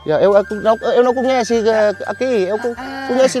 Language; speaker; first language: Portuguese; non-native, learner; Vietnamese